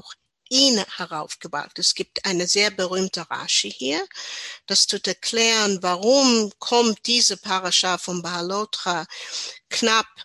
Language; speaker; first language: German; non-native, learner; English